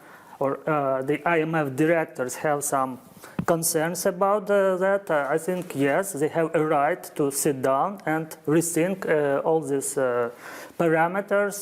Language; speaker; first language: English; non-native, fluent; Ukrainian